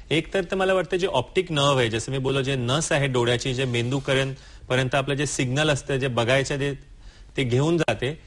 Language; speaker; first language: Marathi; non-native, local second language; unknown